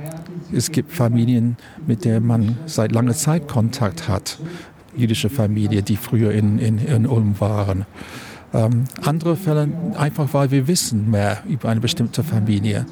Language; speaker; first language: German; non-native, fluent; English